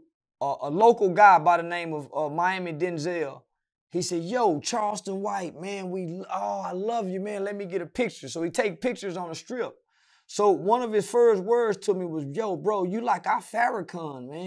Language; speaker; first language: English; native; English